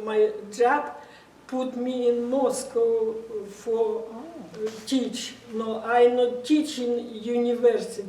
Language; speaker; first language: English; non-native, learner; Russian